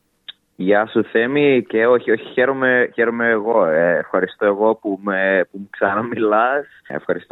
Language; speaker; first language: Greek; early bilingual, heritage; English